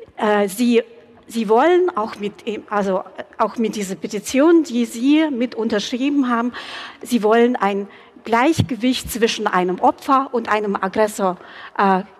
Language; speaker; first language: German; non-native, fluent; Ukrainian